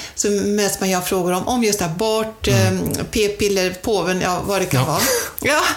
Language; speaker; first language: Swedish; non-native, fluent; German